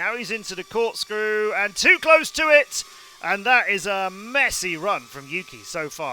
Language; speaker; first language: English; native; English